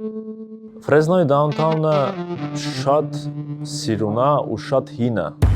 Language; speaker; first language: Armenian; early bilingual, heritage; Russian